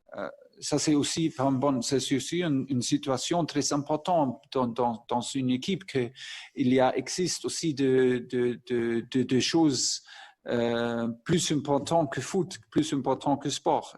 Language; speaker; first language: French; non-native, fluent; German